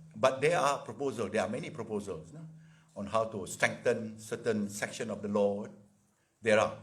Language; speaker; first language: English; non-native, local second language; Malay